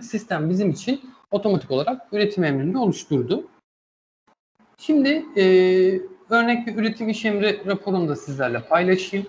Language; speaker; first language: Turkish; native; Turkish